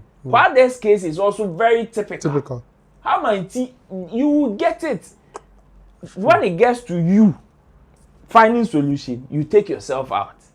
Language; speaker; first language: English; non-native, local second language; Akan